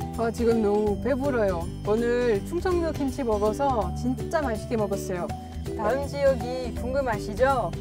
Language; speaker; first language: Korean; non-native, learner; French